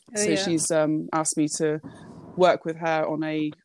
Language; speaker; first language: English; early bilingual, other home language; Japanese